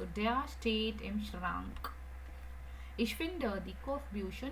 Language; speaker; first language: German; non-native, learner; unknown